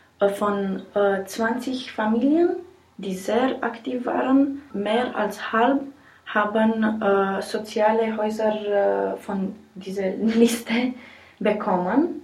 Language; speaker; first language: German; non-native, learner; Romanian